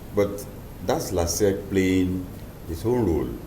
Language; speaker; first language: English; non-native, local second language; Yoruba